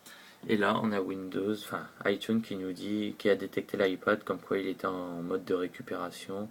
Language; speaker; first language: French; native; French